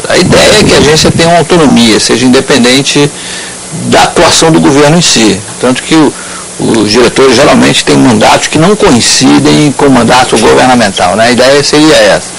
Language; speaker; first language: Portuguese; native; Portuguese